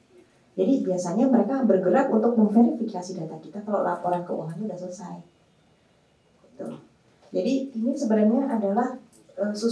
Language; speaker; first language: Indonesian; native; Indonesian